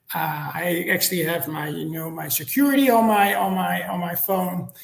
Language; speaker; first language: English; non-native, fluent; Dutch